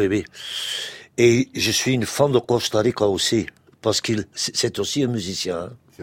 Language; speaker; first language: French; non-native, local second language; Dutch